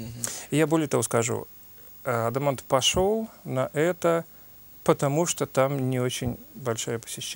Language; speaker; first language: Russian; native; Russian